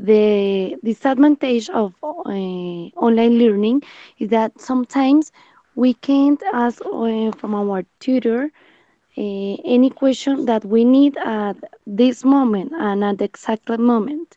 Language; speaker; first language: English; non-native, learner; Spanish